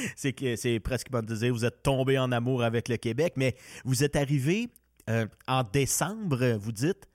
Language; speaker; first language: French; native; French